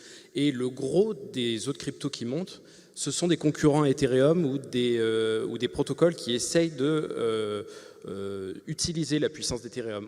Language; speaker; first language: French; native; French